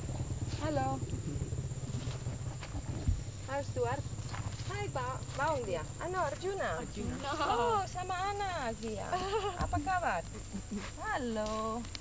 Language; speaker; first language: Indonesian; non-native, learner; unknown